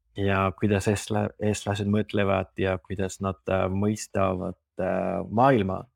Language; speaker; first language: Estonian; non-native, fluent; Spanish